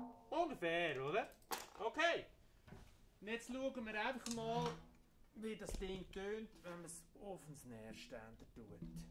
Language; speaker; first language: German; native; German